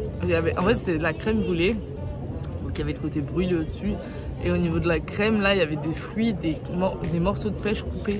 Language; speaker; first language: French; native; French